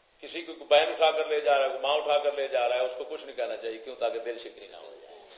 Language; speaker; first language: Urdu; non-native, local second language; Punjabi